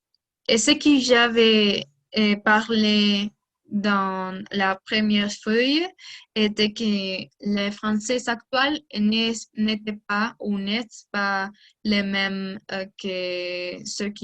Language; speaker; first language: French; non-native, learner; Spanish